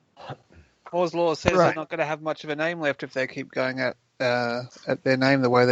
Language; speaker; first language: English; native; English